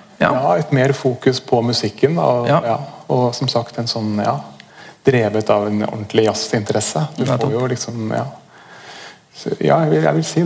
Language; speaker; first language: Norwegian; native; Norwegian